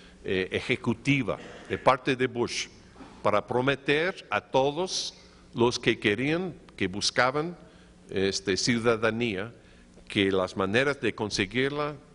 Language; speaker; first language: Spanish; non-native, fluent; English